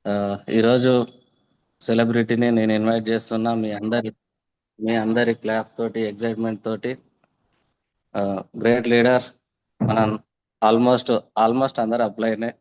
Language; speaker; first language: Telugu; native; Telugu